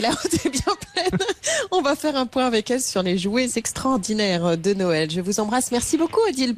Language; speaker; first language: French; native; French